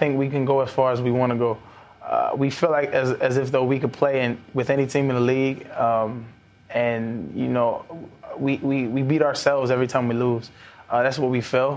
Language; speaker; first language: English; native; English